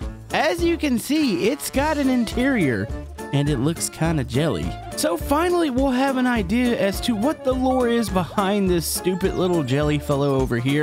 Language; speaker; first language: English; native; English